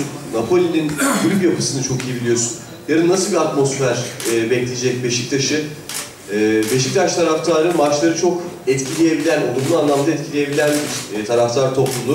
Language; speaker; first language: Turkish; native; Turkish